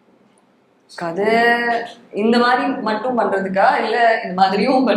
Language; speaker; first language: Tamil; native; Tamil